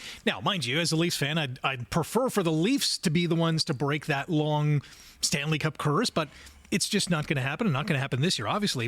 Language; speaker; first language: English; native; English